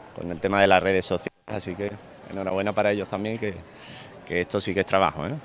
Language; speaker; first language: Spanish; non-native, fluent; English